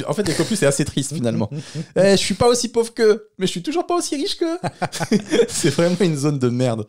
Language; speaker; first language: French; native; French